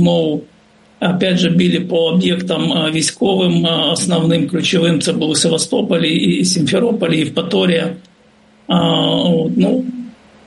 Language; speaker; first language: Ukrainian; native; Ukrainian